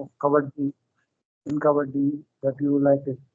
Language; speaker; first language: English; non-native, local second language; Hindi